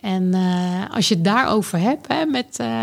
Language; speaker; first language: Dutch; native; Dutch